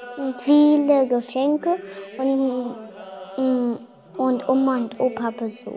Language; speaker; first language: German; early bilingual, other home language; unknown